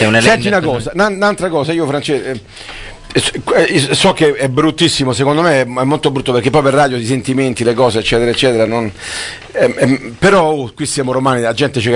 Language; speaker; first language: Italian; native; Italian